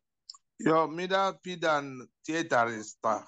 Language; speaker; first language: Finnish; non-native, learner; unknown